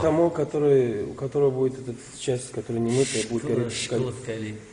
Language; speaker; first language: Russian; non-native, learner; Turkish